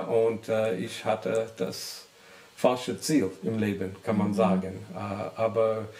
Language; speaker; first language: German; non-native, learner; English